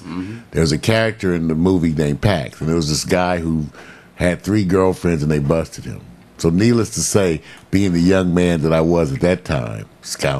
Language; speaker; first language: English; native; English